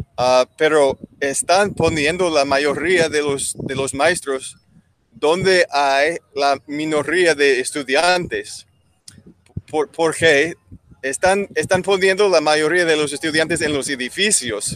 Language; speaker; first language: Spanish; non-native, learner; English